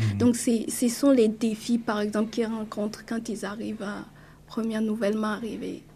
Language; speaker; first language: French; non-native, local second language; Mossi